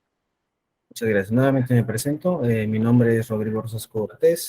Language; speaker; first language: Spanish; native; Spanish